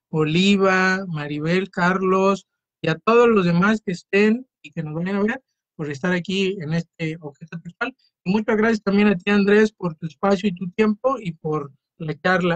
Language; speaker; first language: Spanish; native; Spanish